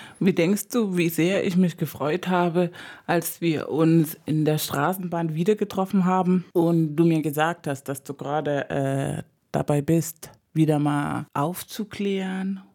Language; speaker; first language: German; non-native, fluent; Spanish